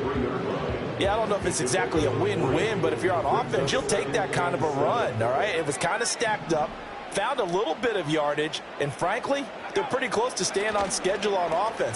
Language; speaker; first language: English; native; English